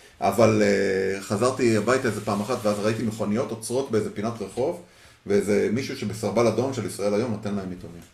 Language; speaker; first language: Hebrew; early bilingual, heritage; Hebrew